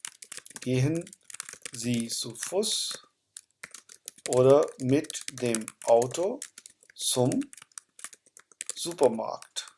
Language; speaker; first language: German; non-native, fluent; Urdu